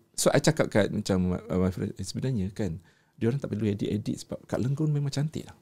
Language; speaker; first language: Malay; native; Malay